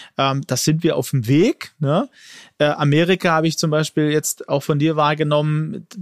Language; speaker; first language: German; early bilingual, other home language; Greek